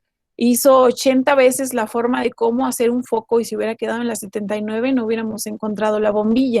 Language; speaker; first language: Spanish; native; Spanish